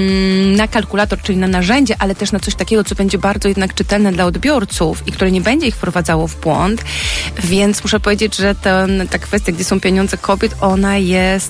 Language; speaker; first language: Polish; native; Polish